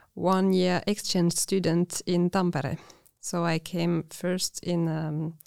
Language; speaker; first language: English; non-native, fluent; French